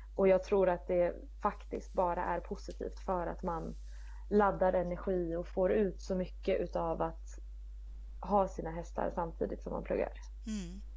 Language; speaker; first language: Swedish; native; Swedish